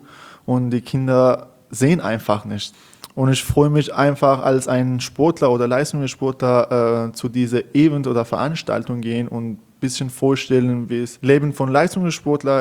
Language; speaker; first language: German; non-native, learner; Persian